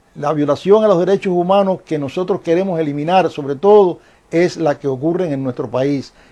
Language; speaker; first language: Spanish; native; Spanish